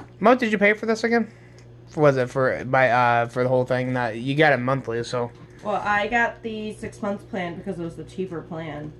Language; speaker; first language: English; native; English